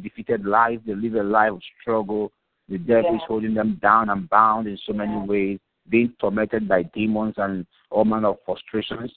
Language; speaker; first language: English; non-native, local second language; Yoruba